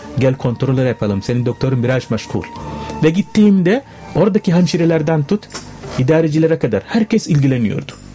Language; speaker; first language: Turkish; non-native, fluent; Arabic